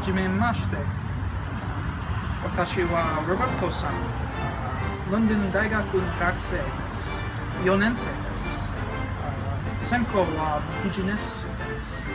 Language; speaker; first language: Japanese; non-native, learner; English